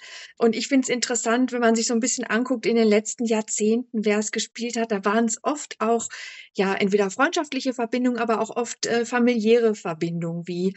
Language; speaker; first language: German; native; German